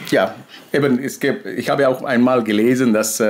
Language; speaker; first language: German; non-native, fluent; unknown